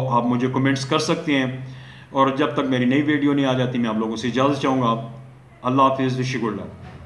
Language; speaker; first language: Urdu; native; Urdu